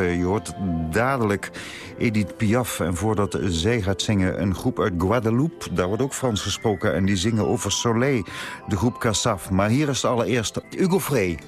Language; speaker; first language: Dutch; native; Dutch